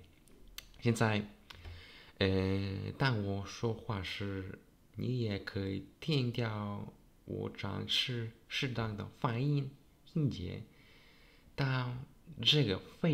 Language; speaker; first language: Chinese; non-native, learner; Polish